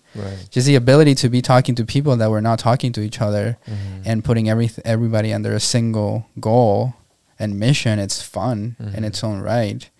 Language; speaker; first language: English; non-native, fluent; Spanish